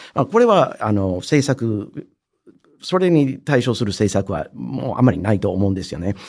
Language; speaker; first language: Japanese; non-native, fluent; English